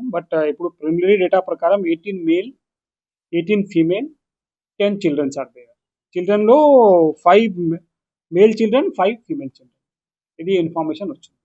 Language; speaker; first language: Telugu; non-native, local second language; Urdu